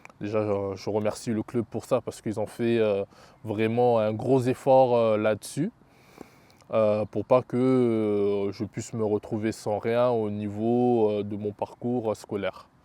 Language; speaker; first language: French; early bilingual, other home language; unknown